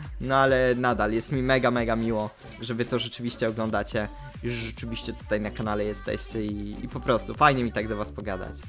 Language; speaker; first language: Polish; native; Polish